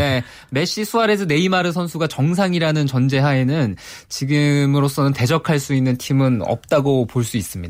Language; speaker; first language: Korean; native; Korean